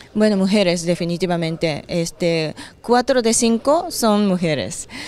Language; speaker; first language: Spanish; non-native, fluent; Japanese